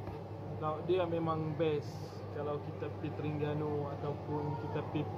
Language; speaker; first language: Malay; non-native, fluent; Arabic